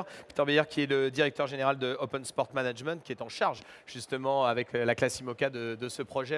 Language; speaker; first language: French; native; French